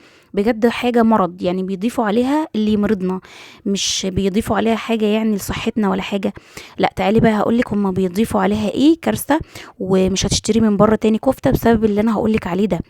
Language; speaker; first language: Arabic; native; Arabic